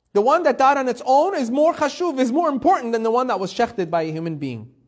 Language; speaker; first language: English; early bilingual, heritage; Persian